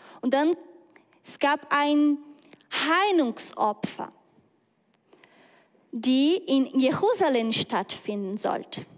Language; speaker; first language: German; non-native, learner; Portuguese